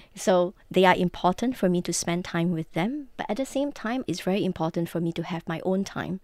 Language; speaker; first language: English; non-native, local second language; Min Nan Chinese